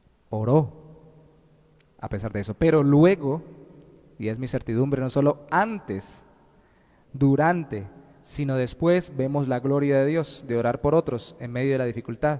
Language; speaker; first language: Spanish; native; Spanish